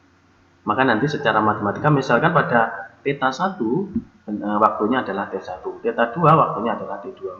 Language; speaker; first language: Indonesian; native; Indonesian